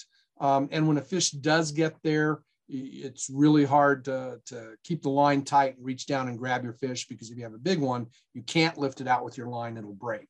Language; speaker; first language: English; native; English